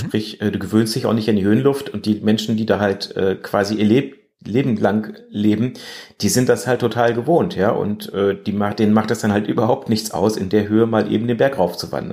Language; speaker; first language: German; native; German